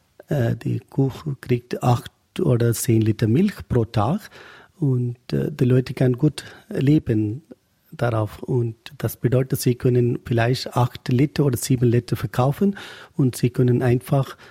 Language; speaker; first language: German; non-native, learner; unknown